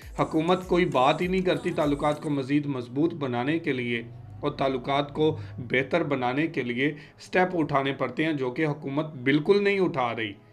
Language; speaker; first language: Urdu; non-native, local second language; Bangla